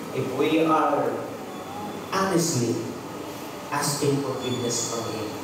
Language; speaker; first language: English; non-native, local second language; Filipino